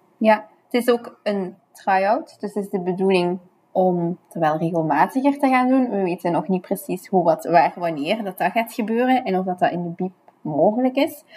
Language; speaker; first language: Dutch; native; Dutch